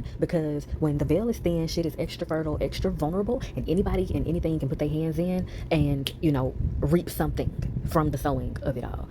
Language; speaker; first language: English; native; English